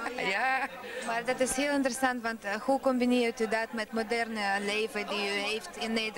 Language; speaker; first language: Dutch; non-native, fluent; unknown